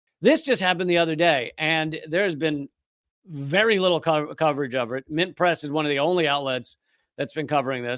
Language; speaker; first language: English; native; English